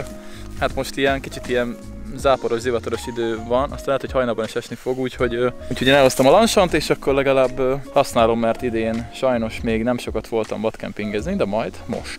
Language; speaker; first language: Hungarian; native; Hungarian